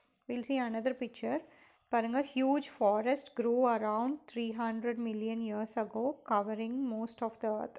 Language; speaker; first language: English; non-native, local second language; Tamil